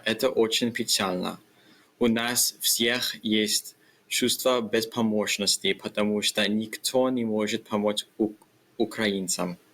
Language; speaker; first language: Russian; non-native, learner; English